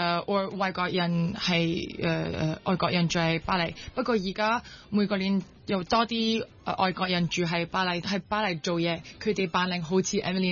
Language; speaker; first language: Cantonese; early bilingual, heritage; French